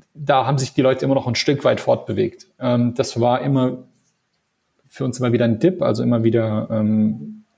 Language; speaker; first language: German; non-native, fluent; English